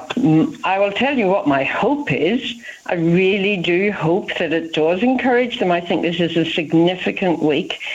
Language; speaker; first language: English; native; English